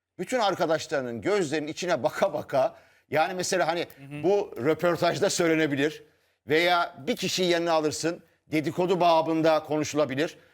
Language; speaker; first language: Turkish; native; Turkish